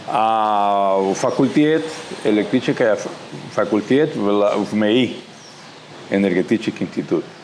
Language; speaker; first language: Russian; non-native, learner; Spanish